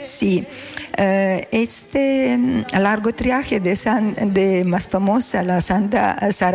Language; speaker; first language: Spanish; non-native, learner; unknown